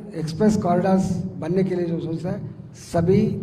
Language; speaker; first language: Hindi; non-native, local second language; Telugu